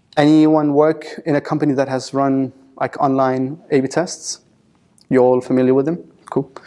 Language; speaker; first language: English; non-native, fluent; Danish